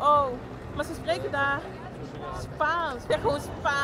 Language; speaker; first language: Dutch; non-native, learner; Spanish